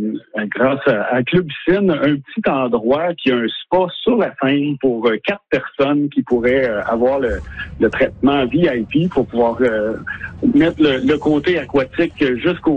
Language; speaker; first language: French; native; French